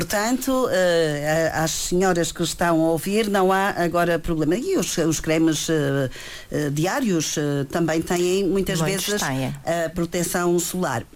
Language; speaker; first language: Portuguese; native; Portuguese